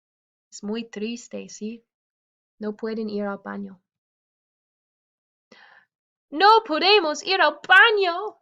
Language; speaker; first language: Spanish; non-native, fluent; English